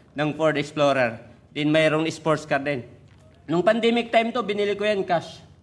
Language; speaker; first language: Filipino; non-native, local second language; Masbatenyo